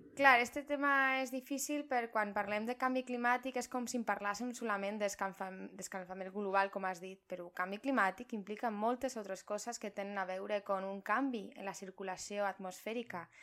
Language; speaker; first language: Catalan; non-native, local second language; Spanish